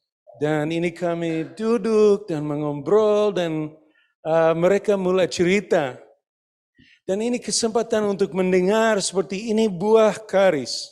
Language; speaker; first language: Indonesian; non-native, fluent; English